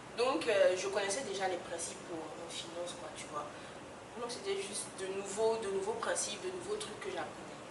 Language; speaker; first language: French; native; French